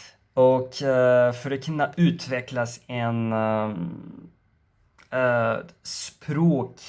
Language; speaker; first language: Swedish; non-native, learner; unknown